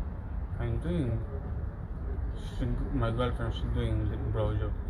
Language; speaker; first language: English; non-native, learner; Romanian